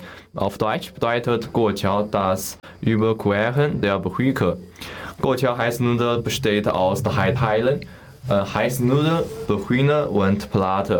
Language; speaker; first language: German; non-native, learner; Chinese